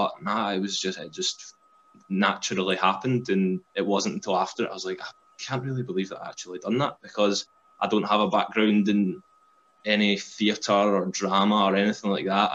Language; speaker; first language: English; native; English